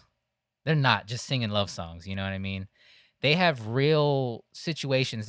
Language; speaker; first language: English; native; English